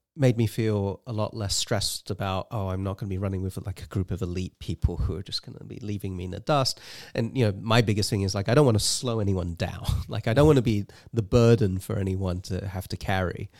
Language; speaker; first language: English; native; English